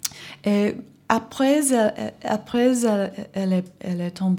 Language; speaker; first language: French; non-native, learner; English